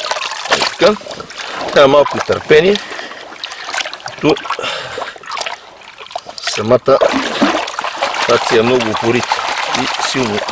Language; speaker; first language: Bulgarian; native; Bulgarian